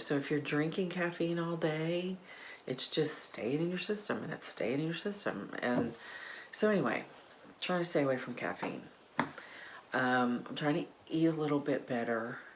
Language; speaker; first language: English; native; English